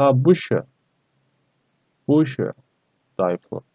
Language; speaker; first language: Chinese; non-native, fluent; Turkish